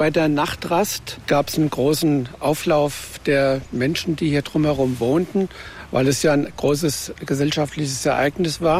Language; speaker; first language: German; native; German